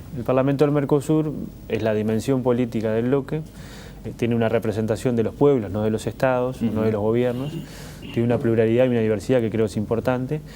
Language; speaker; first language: Spanish; native; Spanish